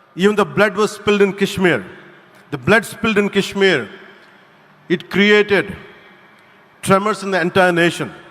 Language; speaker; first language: English; non-native, local second language; Telugu